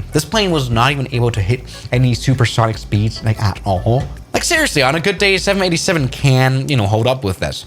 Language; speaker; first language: English; non-native, fluent; German